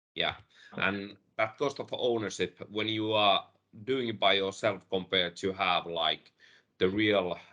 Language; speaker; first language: English; non-native, fluent; Finnish